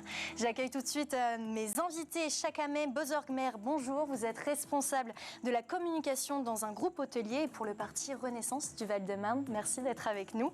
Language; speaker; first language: French; native; French